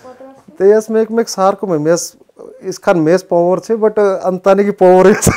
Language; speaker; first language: Armenian; non-native, learner; Hindi